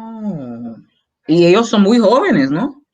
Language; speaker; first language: Spanish; non-native, fluent; English